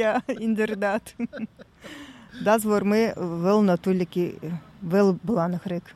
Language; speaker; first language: Dutch; non-native, learner; Russian